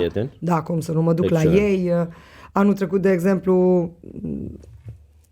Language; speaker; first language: Romanian; non-native, local second language; Hungarian